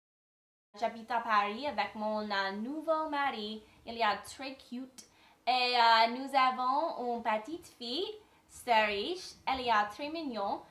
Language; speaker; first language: French; non-native, learner; English